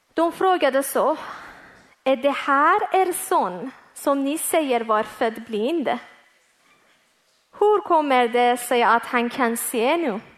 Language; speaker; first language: Swedish; early bilingual, other home language; Persian